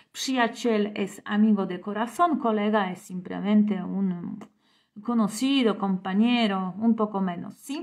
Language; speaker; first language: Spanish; non-native, fluent; Polish